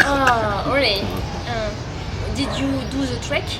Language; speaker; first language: English; non-native, fluent; French